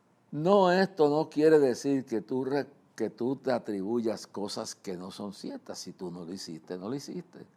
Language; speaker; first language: Spanish; native; Spanish